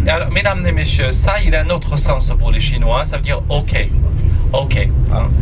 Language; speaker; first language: French; non-native, fluent; Chinese